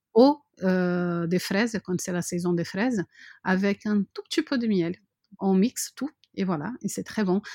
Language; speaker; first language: French; non-native, fluent; Portuguese